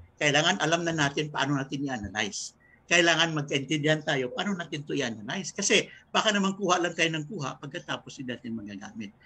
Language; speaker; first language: Filipino; native; Filipino